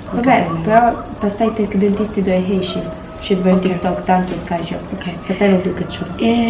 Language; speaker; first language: Albanian; early bilingual, heritage; Albanian